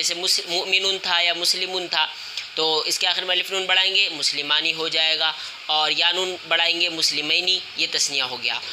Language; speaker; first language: Urdu; native; Urdu